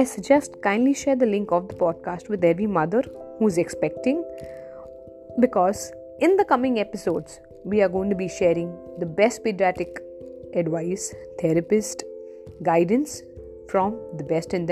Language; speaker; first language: English; non-native, local second language; Hindi